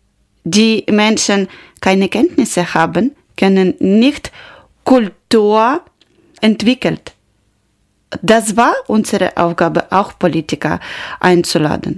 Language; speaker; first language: German; non-native, learner; Ukrainian